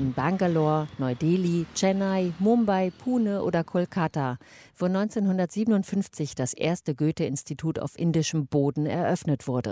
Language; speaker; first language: German; native; German